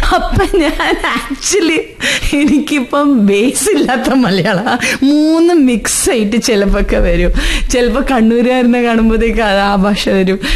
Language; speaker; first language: Malayalam; early bilingual, heritage; Malayalam